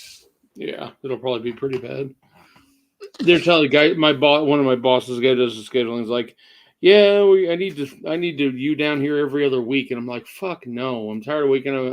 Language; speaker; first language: English; native; English